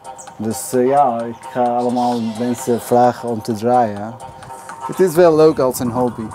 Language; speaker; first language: Dutch; non-native, fluent; Arabic